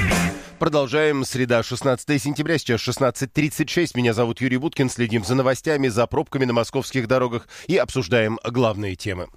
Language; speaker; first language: Russian; native; Russian